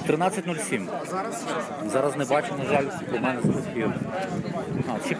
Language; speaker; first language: Ukrainian; native; Ukrainian